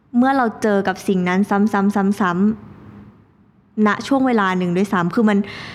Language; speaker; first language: Thai; native; Thai